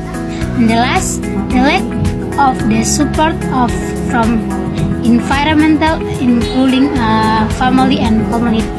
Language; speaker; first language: English; non-native, learner; Indonesian